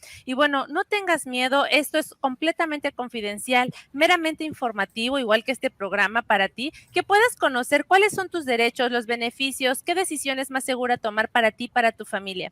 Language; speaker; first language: Spanish; native; Spanish